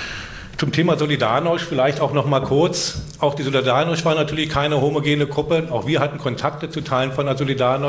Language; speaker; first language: German; native; German